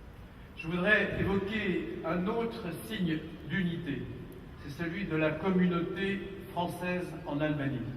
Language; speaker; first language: French; native; French